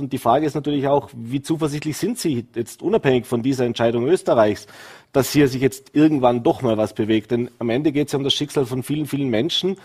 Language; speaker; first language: German; native; German